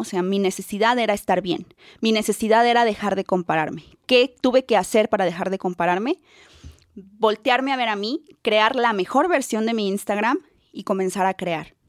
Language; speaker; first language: Spanish; native; Spanish